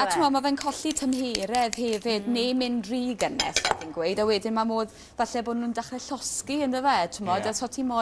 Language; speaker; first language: Welsh; native; Welsh